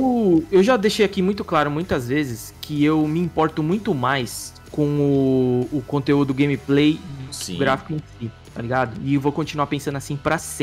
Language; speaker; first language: Portuguese; native; Portuguese